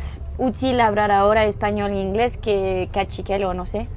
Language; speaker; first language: Spanish; non-native, learner; French